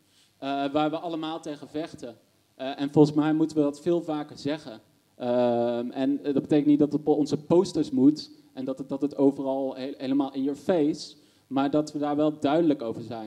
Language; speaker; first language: Dutch; native; Dutch